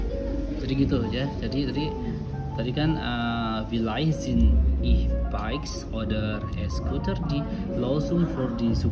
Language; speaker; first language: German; non-native, learner; Indonesian